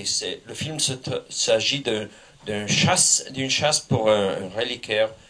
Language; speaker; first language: French; non-native, fluent; English